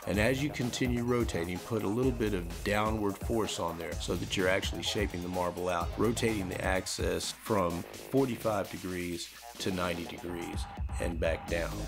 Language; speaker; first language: English; native; English